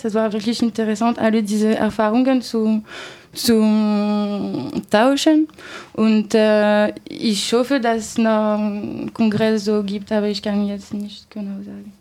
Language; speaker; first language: German; non-native, learner; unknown